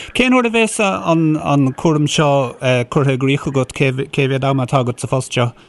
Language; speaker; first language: Irish; native; Irish